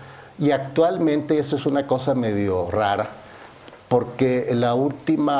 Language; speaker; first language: Spanish; native; Spanish